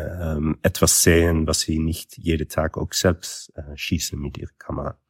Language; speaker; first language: German; non-native, fluent; Dutch